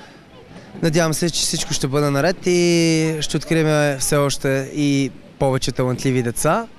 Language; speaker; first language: Bulgarian; native; Bulgarian